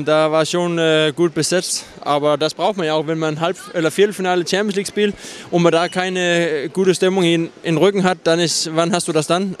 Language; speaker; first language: German; non-native, fluent; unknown